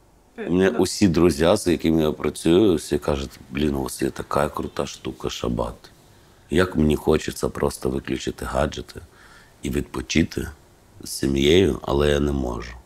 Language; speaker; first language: Ukrainian; non-native, local second language; Russian